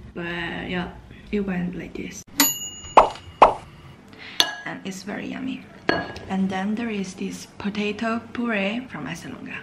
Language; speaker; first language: English; non-native, fluent; Chinese